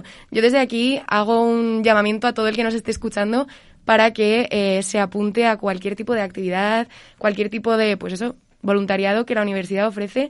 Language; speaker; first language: Spanish; native; Spanish